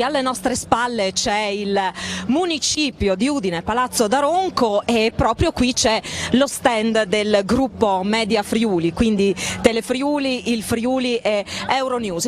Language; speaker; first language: Italian; native; Italian